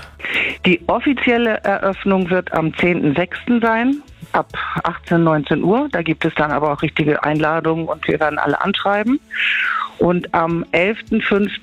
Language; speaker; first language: German; native; German